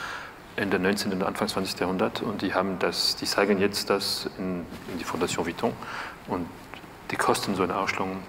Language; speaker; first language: German; non-native, fluent; French